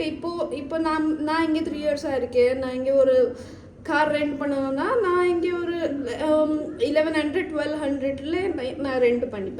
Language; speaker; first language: Tamil; early bilingual, heritage; Tamil